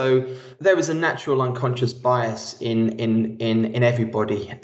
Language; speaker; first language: English; native; English